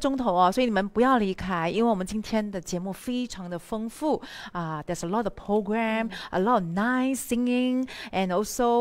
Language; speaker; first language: Chinese; native; Chinese